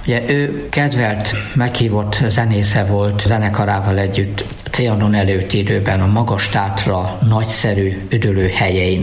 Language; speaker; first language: Hungarian; native; Hungarian